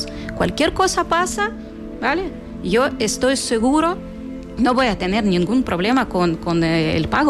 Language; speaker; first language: Spanish; non-native, fluent; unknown